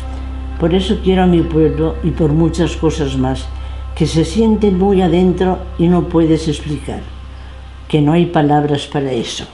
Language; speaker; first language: Spanish; non-native, local second language; Catalan